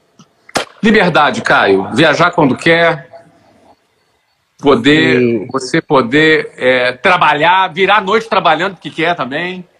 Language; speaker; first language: Portuguese; native; Portuguese